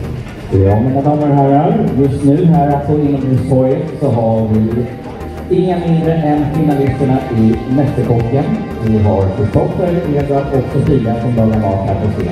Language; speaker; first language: Swedish; native; Swedish